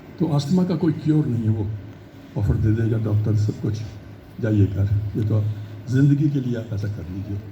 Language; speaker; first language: Hindi; early bilingual, heritage; Hindi